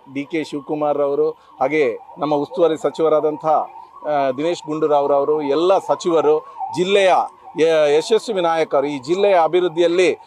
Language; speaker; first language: Kannada; non-native, local second language; Tulu